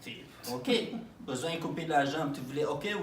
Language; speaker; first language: French; non-native, learner; Arabic